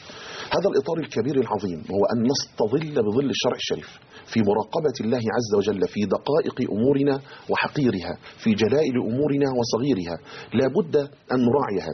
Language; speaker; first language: Arabic; native; Arabic